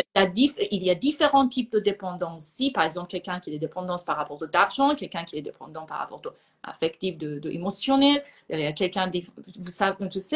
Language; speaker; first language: French; non-native, fluent; Persian